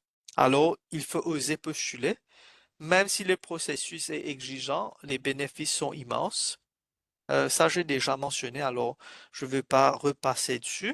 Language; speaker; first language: French; non-native, fluent; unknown